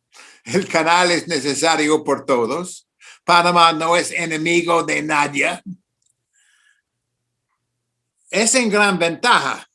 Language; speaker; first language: Spanish; non-native, fluent; English